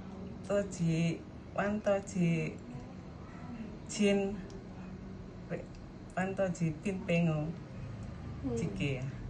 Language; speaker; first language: Cantonese; non-native, learner; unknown